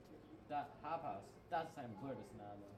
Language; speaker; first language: German; non-native, learner; English